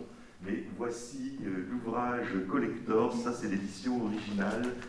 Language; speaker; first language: French; native; French